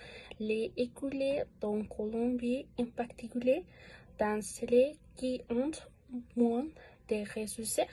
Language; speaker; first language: French; non-native, learner; Spanish